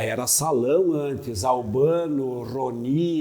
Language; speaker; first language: Portuguese; native; Portuguese